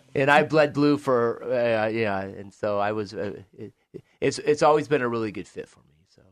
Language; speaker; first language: English; native; English